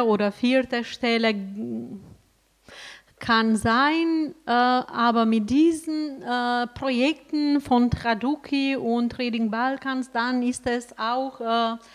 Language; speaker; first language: German; non-native, fluent; Albanian